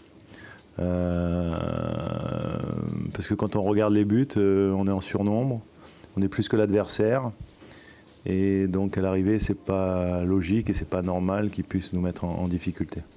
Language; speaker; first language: French; native; French